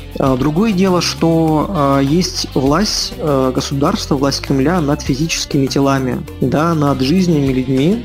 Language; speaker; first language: Russian; native; Russian